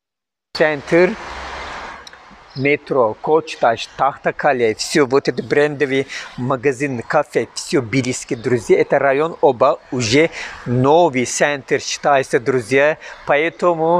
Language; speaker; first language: Russian; non-native, learner; Turkish